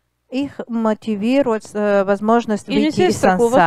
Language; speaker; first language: Russian; non-native, learner; Bulgarian